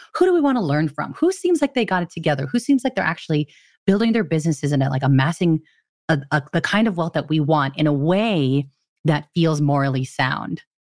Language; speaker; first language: English; early bilingual, other home language; Filipino